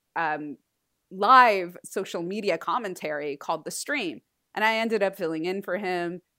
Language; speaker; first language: English; native; English